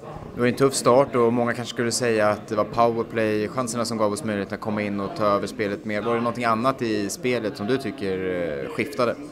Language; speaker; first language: Swedish; native; Swedish